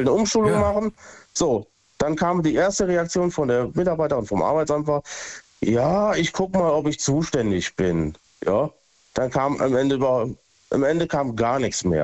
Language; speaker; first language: German; native; German